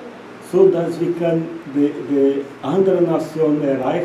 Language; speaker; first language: German; non-native, learner; Portuguese